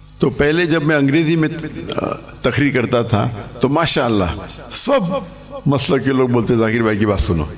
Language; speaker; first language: Urdu; non-native, local second language; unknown